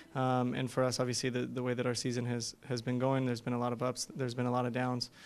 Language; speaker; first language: English; early bilingual, other home language; Spanish